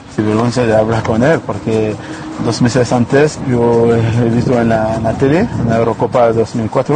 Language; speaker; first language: Spanish; non-native, learner; French